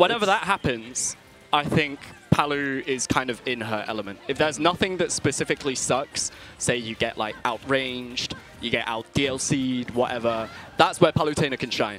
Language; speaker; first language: English; native; English